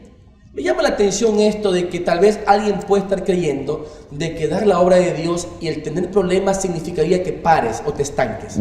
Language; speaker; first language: Spanish; native; Spanish